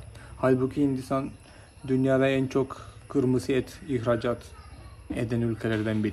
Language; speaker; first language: Turkish; non-native, fluent; Malayalam